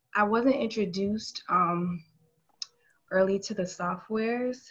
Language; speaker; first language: English; native; English